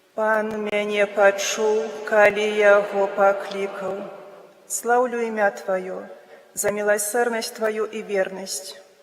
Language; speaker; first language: Belarusian; native; Belarusian